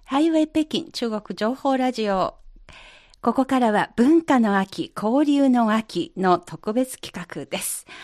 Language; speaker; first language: Japanese; non-native, fluent; Chinese